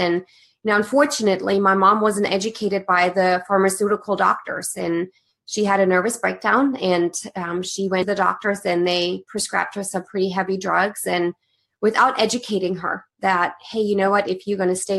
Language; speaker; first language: English; non-native, fluent; German